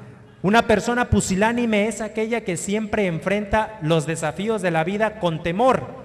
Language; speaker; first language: Spanish; native; Spanish